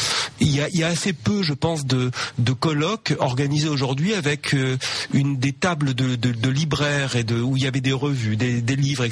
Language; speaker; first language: French; native; French